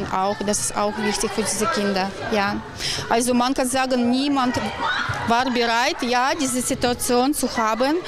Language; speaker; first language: German; non-native, fluent; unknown